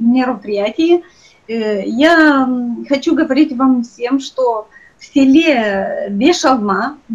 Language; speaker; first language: Russian; non-native, local second language; Romanian